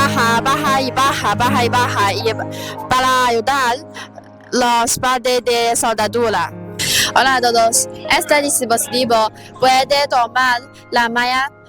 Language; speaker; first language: Spanish; non-native, learner; Chinese